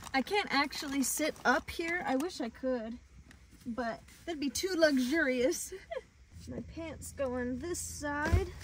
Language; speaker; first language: English; native; English